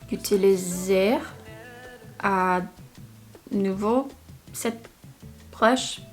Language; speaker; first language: French; non-native, learner; English